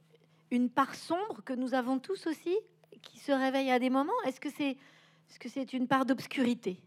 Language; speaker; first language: French; native; French